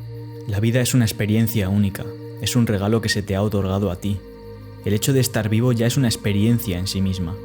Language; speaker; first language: Spanish; native; Spanish